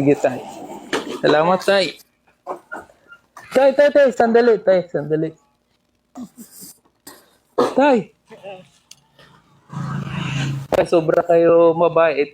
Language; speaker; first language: Filipino; non-native, fluent; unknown